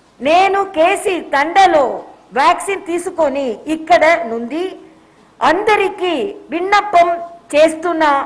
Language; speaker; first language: Telugu; non-native, learner; Tamil